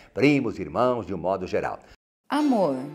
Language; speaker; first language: Portuguese; native; Portuguese